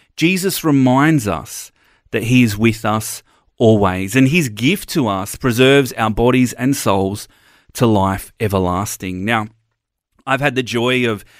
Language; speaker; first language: English; native; English